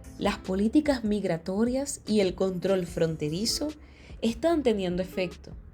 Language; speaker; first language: Spanish; native; Spanish